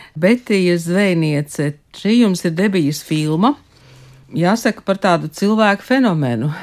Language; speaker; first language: Latvian; native; Latvian